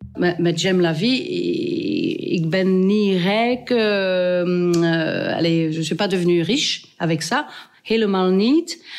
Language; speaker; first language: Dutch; non-native, local second language; French